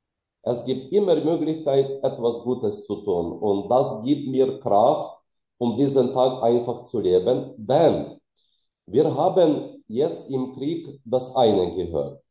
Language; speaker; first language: German; non-native, fluent; Ukrainian